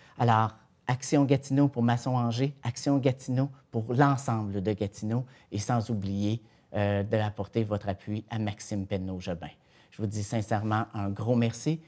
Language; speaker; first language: French; native; French